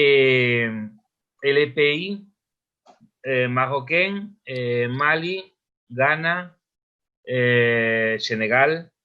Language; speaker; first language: French; non-native, learner; Spanish